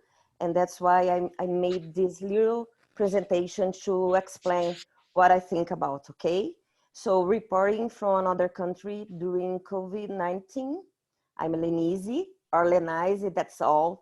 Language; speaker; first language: English; non-native, fluent; Portuguese